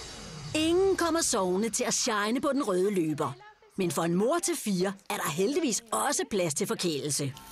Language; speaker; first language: Danish; native; Danish